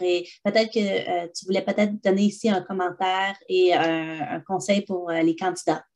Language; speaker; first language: French; native; French